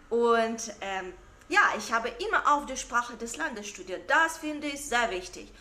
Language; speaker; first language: German; non-native, fluent; Russian